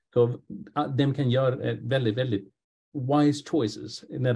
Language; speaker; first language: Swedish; non-native, fluent; English